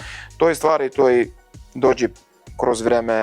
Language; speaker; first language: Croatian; non-native, learner; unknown